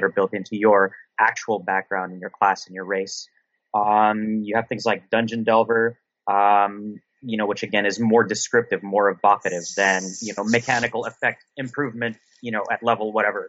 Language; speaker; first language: English; non-native, local second language; Filipino